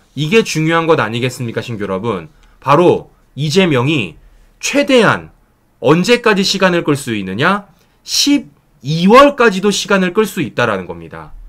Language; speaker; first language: Korean; native; Korean